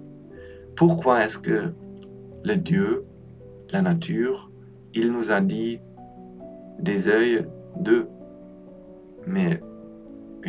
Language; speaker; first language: French; non-native, learner; Polish